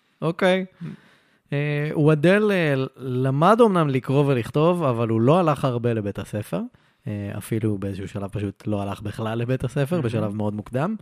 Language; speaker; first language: Hebrew; native; Hebrew